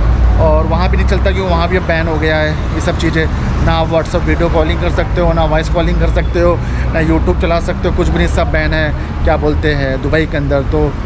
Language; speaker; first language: Hindi; native; Hindi